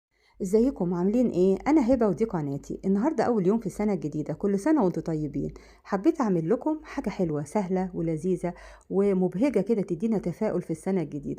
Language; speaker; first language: Arabic; native; Arabic